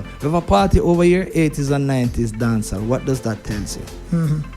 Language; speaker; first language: English; native; English